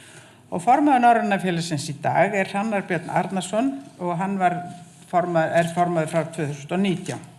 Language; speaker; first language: Icelandic; native; Icelandic